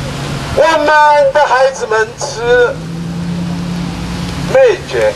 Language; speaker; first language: Chinese; non-native, local second language; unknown